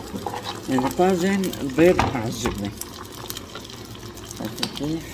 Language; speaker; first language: Arabic; native; Arabic